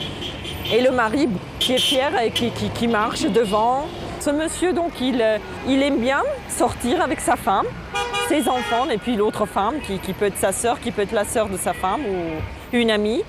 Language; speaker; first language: French; native; French